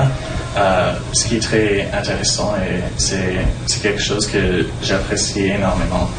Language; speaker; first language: French; non-native, local second language; English